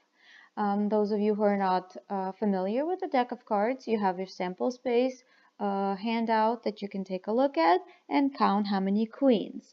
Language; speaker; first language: English; non-native, fluent; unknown